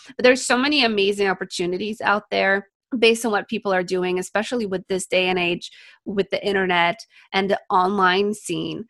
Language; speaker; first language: English; non-native, fluent; Polish